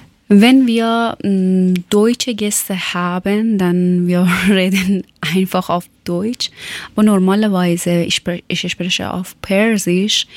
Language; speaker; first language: German; non-native, learner; Persian